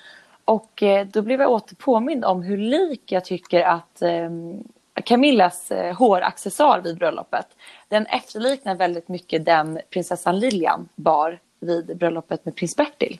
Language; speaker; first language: Swedish; native; Swedish